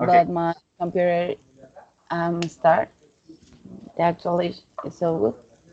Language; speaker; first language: English; non-native, learner; Spanish